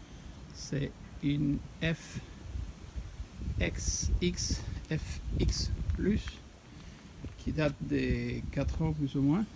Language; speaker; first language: French; non-native, fluent; Spanish